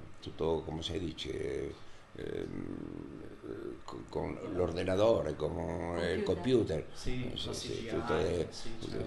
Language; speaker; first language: Italian; non-native, learner; Spanish